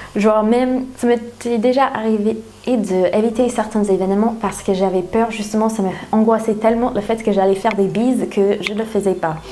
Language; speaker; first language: French; non-native, fluent; English